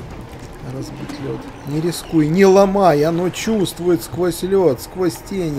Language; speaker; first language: Russian; native; Russian